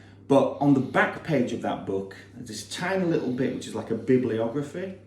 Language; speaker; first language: English; native; English